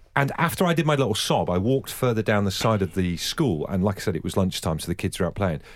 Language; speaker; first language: English; native; English